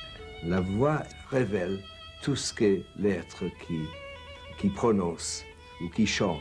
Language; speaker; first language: French; non-native, fluent; English